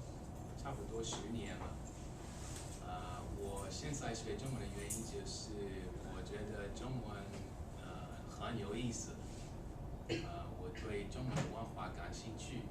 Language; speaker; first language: Chinese; non-native, fluent; English